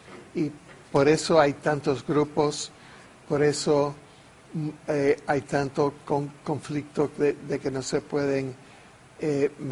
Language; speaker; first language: Spanish; non-native, fluent; English